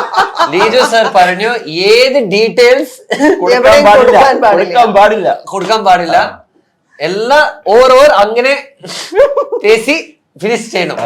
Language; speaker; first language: Malayalam; non-native, learner; Tamil